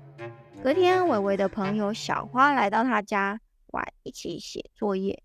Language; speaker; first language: Chinese; native; Chinese